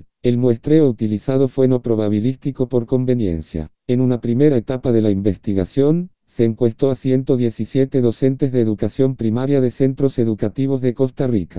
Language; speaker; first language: Spanish; native; Spanish